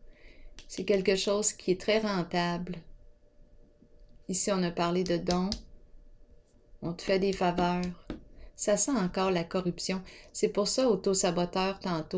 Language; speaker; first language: French; native; French